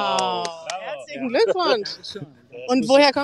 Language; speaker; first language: German; native; German